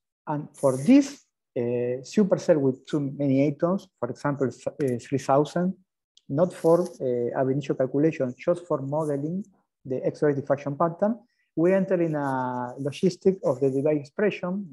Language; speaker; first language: English; non-native, fluent; Spanish